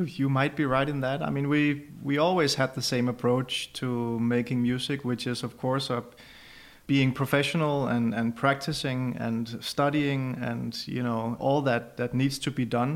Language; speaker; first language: English; non-native, fluent; Danish